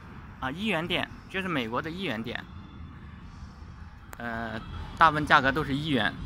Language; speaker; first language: Chinese; native; Chinese